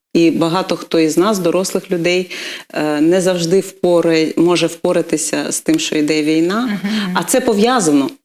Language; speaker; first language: Ukrainian; non-native, local second language; Russian